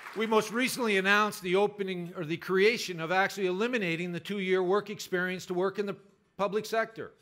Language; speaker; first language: English; native; English